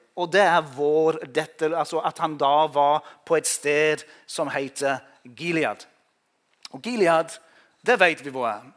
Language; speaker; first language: Norwegian; non-native, fluent; English